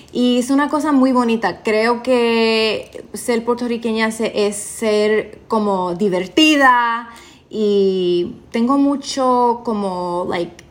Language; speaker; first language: Spanish; early bilingual, other home language; English